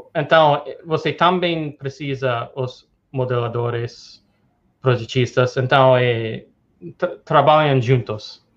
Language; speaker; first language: Portuguese; non-native, fluent; English